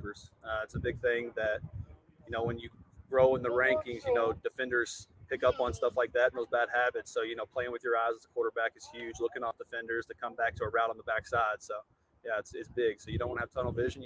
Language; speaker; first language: English; native; English